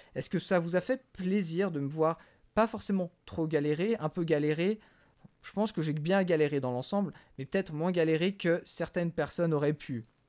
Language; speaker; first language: French; native; French